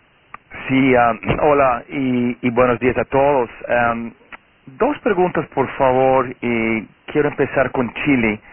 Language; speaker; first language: Spanish; non-native, fluent; Portuguese